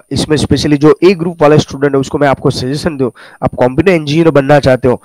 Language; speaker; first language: Hindi; native; Hindi